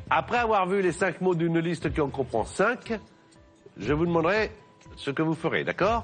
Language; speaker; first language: French; native; French